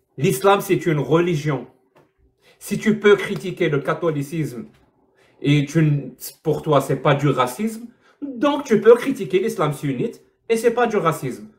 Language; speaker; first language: French; non-native, local second language; Arabic